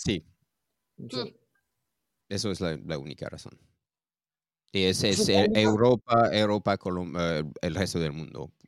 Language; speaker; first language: Spanish; non-native, learner; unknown